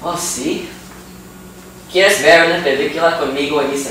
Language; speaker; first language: Spanish; non-native, learner; English